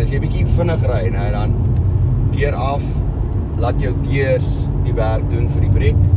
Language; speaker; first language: Afrikaans; native; Afrikaans